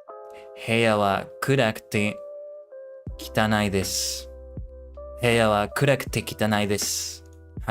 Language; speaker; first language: Japanese; non-native, learner; English